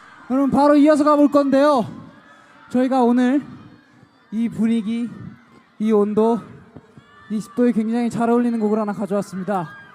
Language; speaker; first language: Korean; native; Korean